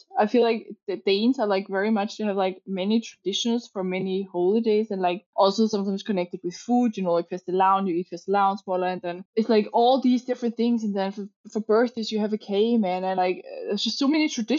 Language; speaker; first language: English; non-native, fluent; German